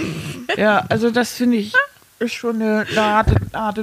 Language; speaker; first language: German; native; German